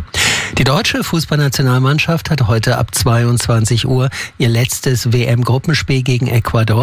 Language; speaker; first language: German; native; German